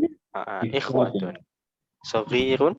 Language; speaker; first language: Arabic; non-native, fluent; Indonesian